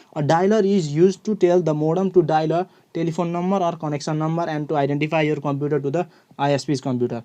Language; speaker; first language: English; non-native, local second language; Nepali